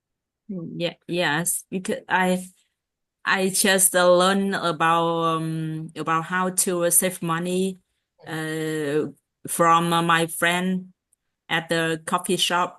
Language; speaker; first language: English; non-native, learner; Vietnamese